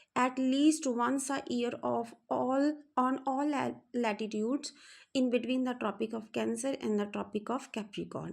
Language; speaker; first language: English; non-native, local second language; Punjabi